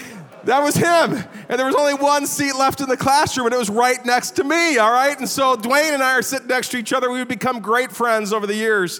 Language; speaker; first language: English; native; English